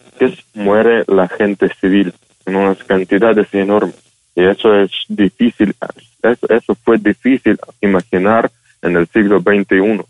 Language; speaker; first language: Spanish; non-native, fluent; Ukrainian